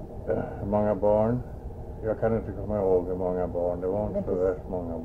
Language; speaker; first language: Swedish; early bilingual, heritage; Swedish